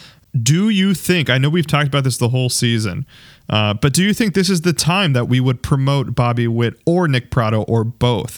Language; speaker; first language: English; native; English